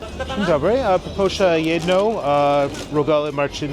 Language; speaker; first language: Polish; non-native, learner; English